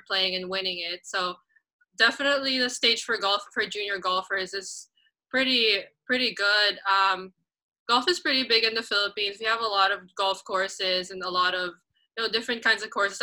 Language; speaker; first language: English; non-native, local second language; Filipino